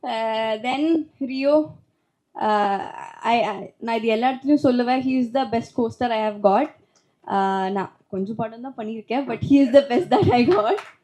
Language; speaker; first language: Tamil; non-native, learner; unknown